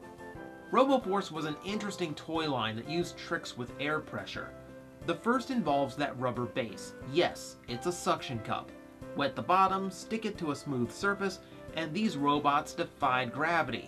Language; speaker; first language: English; native; English